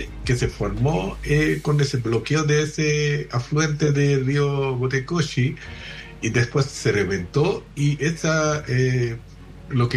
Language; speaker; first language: Spanish; non-native, fluent; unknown